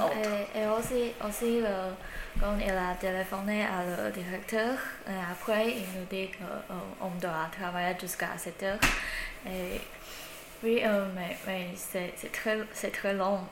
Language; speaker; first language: French; non-native, learner; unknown